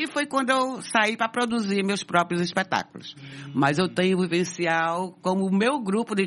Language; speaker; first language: Portuguese; native; Portuguese